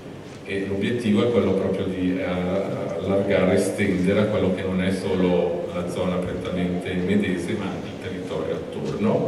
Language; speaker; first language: Italian; native; Italian